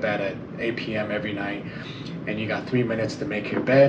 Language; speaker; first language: English; non-native, fluent; Chinese